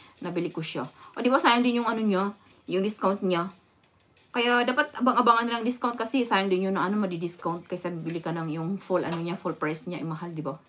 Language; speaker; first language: Filipino; non-native, local second language; Cebuano